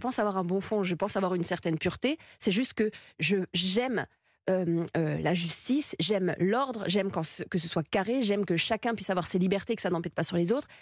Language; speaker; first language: French; native; French